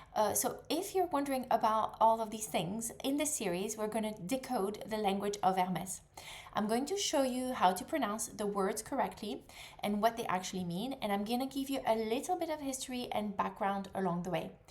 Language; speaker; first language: English; non-native, fluent; French